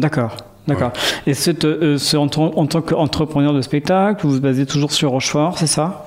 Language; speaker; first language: French; native; French